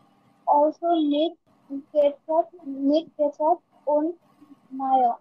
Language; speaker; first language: German; non-native, learner; Bangla